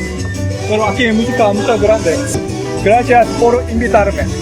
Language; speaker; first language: Spanish; non-native, learner; Korean